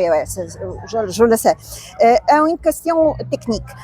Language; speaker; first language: French; non-native, learner; Polish